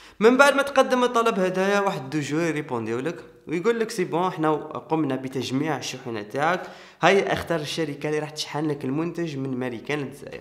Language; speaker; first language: Arabic; native; Arabic